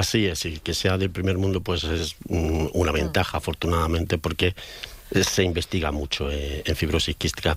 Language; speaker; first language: Spanish; native; Spanish